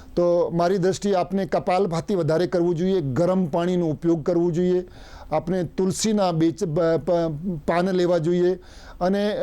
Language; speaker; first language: Gujarati; non-native, local second language; Hindi